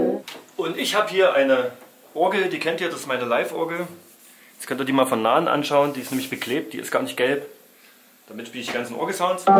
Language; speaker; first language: German; native; German